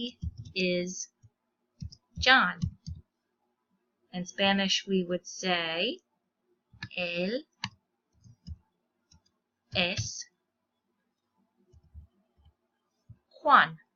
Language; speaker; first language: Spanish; non-native, fluent; English